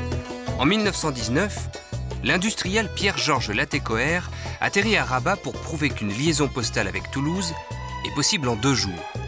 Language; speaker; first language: French; native; French